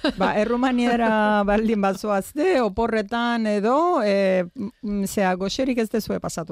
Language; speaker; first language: Basque; non-native, fluent; Romanian